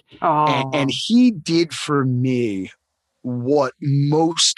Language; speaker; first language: English; native; English